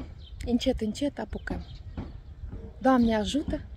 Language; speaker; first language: Romanian; non-native, learner; Russian